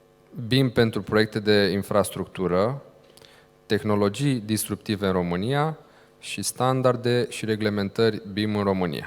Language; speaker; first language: Romanian; native; Romanian